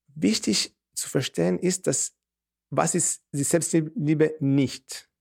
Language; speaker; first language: German; non-native, fluent; Hebrew